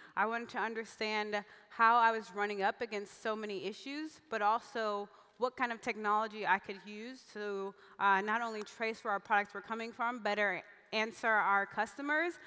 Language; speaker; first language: English; native; English